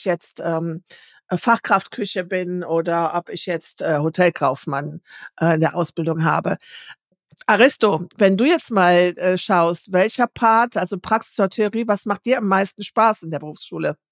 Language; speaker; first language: German; native; German